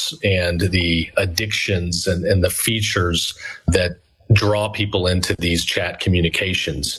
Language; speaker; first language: English; native; English